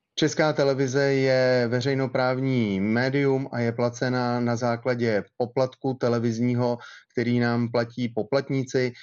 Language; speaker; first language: Czech; native; Czech